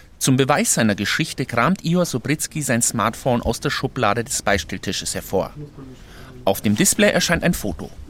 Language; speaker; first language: German; native; German